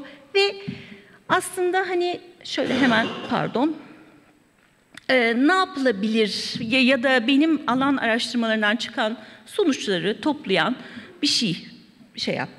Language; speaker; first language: Turkish; native; Turkish